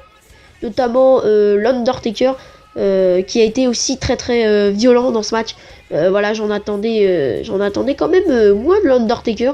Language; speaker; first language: French; native; French